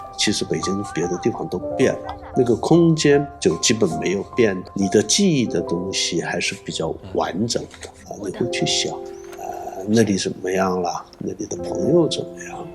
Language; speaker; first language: Chinese; non-native, local second language; Korean